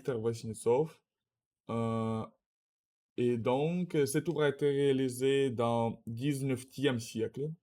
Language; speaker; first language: French; non-native, learner; Russian